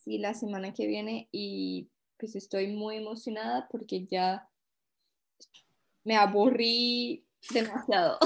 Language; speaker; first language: Spanish; early bilingual, heritage; Spanish